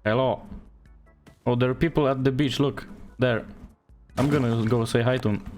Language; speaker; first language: English; non-native, fluent; Polish